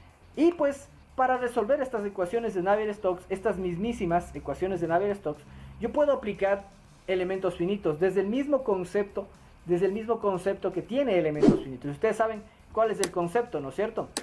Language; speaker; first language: Spanish; native; Spanish